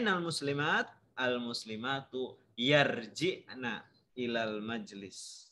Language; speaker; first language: Arabic; non-native, fluent; Indonesian